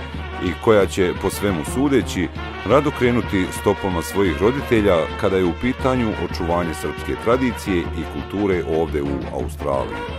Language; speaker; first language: Bosnian; native; Bosnian